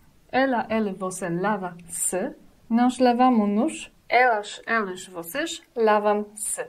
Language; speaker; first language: Portuguese; non-native, fluent; Polish